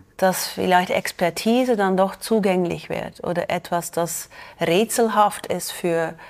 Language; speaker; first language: German; non-native, fluent; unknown